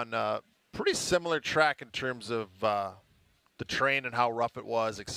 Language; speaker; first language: English; native; English